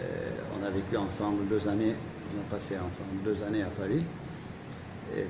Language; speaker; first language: French; non-native, fluent; Turkish